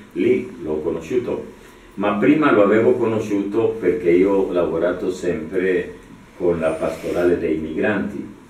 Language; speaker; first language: Italian; non-native, fluent; Spanish